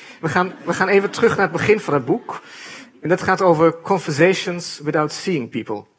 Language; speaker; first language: Dutch; native; Dutch